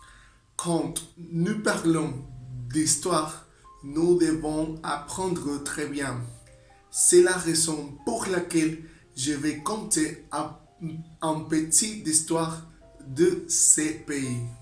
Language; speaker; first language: French; non-native, learner; Spanish